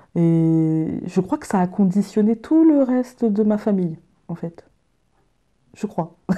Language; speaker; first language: French; native; French